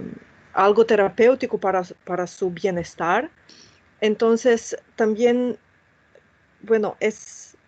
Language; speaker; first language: Spanish; non-native, fluent; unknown